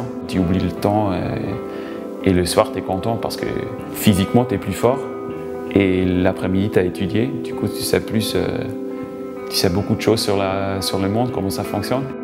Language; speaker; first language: French; non-native, local second language; German